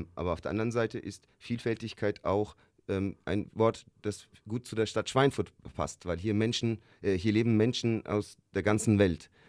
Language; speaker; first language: German; early bilingual, other home language; Turkish